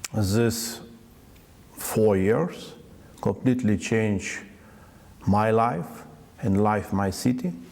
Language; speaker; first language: English; non-native, learner; Ukrainian